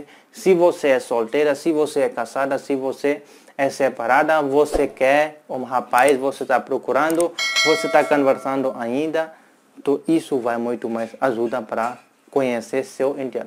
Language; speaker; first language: Portuguese; non-native, learner; Hindi